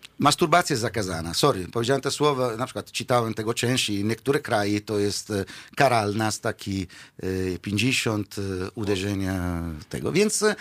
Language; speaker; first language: Polish; non-native, fluent; Italian